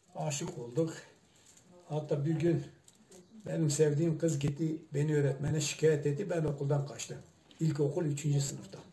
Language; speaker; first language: Turkish; non-native, local second language; Zaza